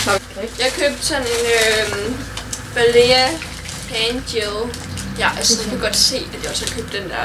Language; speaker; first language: Danish; native; Danish